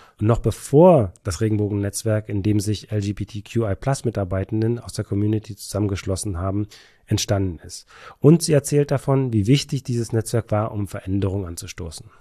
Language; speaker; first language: German; native; German